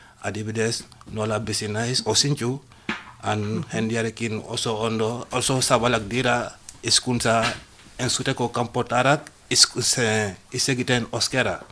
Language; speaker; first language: Basque; non-native, learner; Wolof